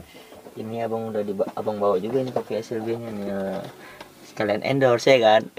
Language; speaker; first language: Indonesian; native; Indonesian